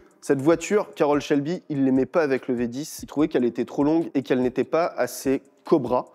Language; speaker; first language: French; native; French